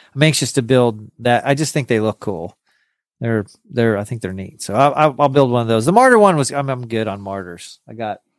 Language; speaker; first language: English; native; English